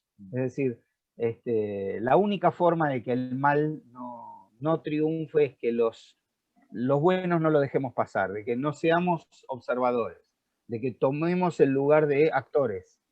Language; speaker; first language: Spanish; native; Spanish